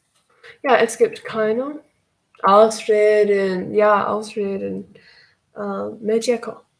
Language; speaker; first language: German; non-native, learner; English